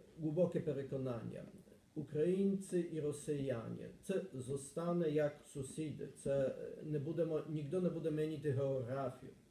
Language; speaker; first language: Ukrainian; non-native, learner; Polish